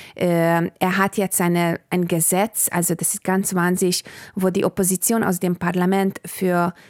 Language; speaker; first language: German; non-native, fluent; Hungarian